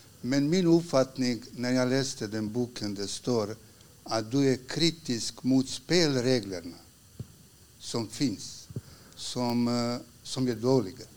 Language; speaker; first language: Swedish; non-native, fluent; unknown